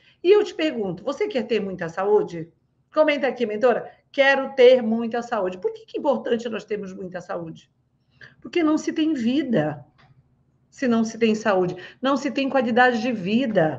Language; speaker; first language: Portuguese; native; Portuguese